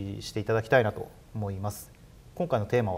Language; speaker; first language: Japanese; native; Japanese